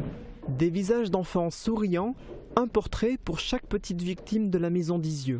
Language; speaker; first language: French; native; French